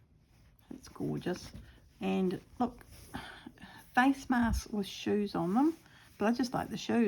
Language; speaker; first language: English; native; English